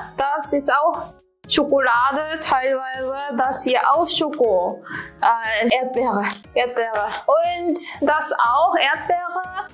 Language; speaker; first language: German; non-native, fluent; Japanese